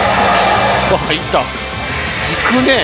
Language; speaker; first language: Japanese; native; Japanese